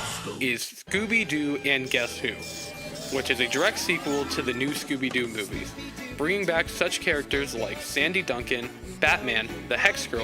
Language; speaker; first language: English; native; English